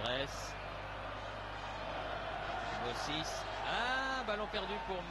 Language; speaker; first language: French; native; French